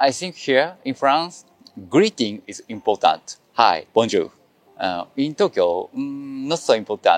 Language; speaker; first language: English; non-native, learner; Japanese